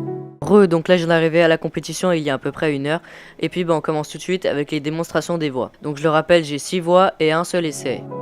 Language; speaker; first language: French; native; French